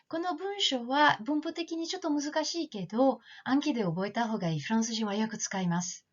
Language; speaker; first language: Japanese; non-native, fluent; French